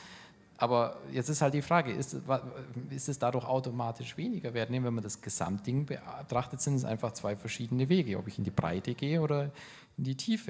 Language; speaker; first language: German; native; German